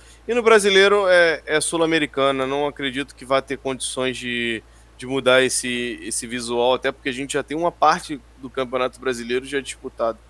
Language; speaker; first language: Portuguese; native; Portuguese